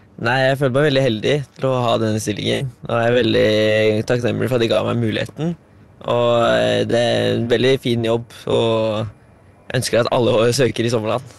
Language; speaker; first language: Norwegian; native; Norwegian